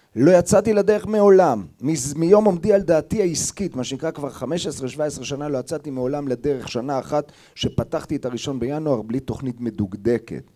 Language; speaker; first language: Hebrew; native; Hebrew